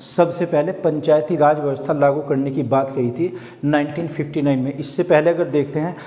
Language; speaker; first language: Hindi; native; Hindi